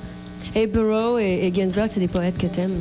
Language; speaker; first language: French; native; French